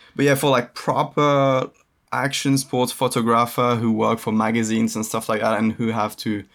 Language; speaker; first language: English; early bilingual, other home language; French